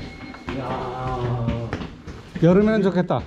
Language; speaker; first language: Korean; native; Korean